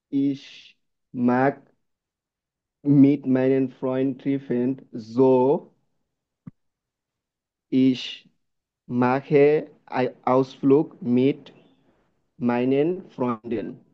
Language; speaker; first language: German; non-native, learner; Bangla